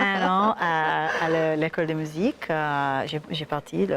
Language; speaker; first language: French; non-native, learner; Hebrew